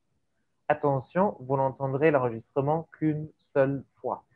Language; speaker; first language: French; native; French